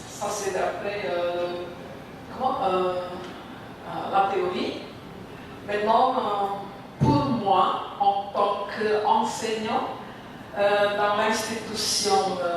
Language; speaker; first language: French; non-native, fluent; Indonesian